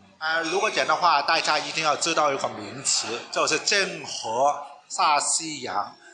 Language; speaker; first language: Chinese; non-native, local second language; Cantonese